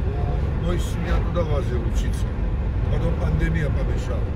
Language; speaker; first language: Russian; non-native, local second language; Georgian